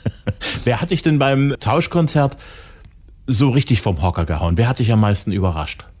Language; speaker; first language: German; native; German